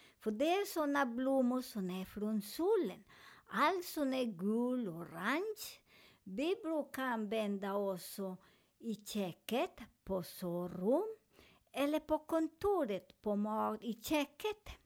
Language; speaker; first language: Swedish; non-native, learner; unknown